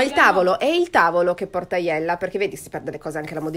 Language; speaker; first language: Italian; native; Italian